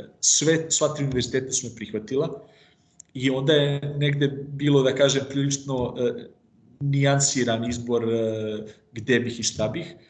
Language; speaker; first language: Bosnian; native; Bosnian